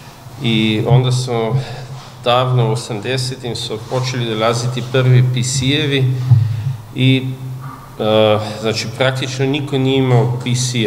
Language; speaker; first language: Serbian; non-native, fluent; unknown